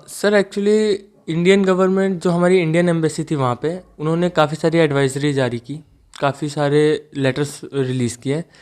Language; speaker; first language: Hindi; native; Hindi